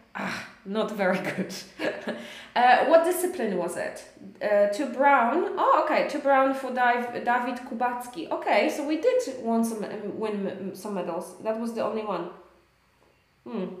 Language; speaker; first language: English; non-native, fluent; Polish